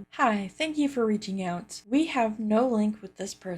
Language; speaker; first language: English; native; English